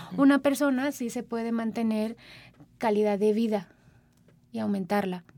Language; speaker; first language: Spanish; non-native, fluent; Sinhala